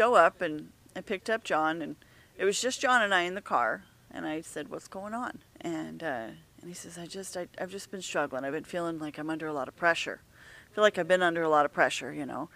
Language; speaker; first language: English; native; English